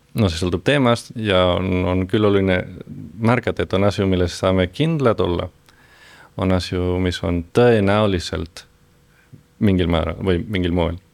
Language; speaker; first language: Estonian; non-native, fluent; Spanish